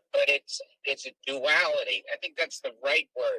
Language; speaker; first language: English; native; English